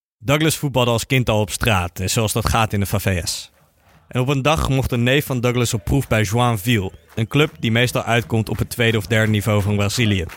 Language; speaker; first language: Dutch; native; Dutch